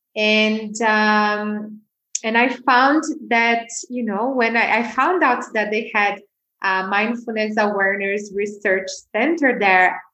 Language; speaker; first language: English; non-native, fluent; Portuguese